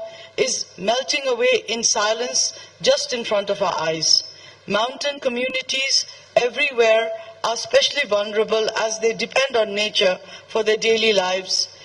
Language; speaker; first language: English; non-native, fluent; Nepali